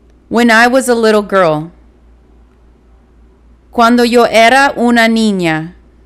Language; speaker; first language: English; native; English